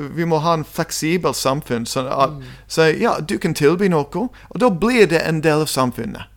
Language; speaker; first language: Norwegian; non-native, fluent; English